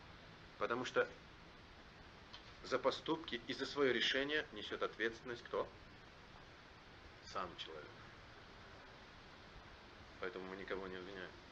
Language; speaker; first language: Russian; native; Russian